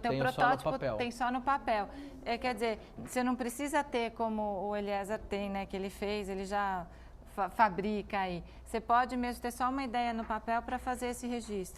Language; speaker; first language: Portuguese; native; Portuguese